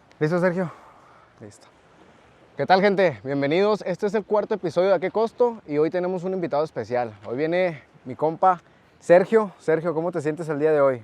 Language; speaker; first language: Spanish; native; Spanish